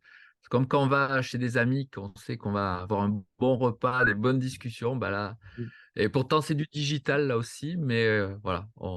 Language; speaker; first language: French; native; French